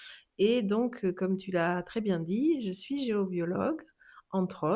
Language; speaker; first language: French; native; French